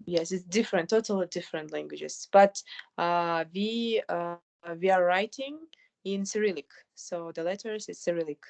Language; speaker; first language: English; non-native, fluent; Kyrgyz